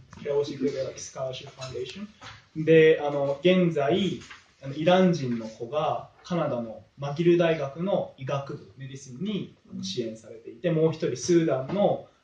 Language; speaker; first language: Japanese; native; Japanese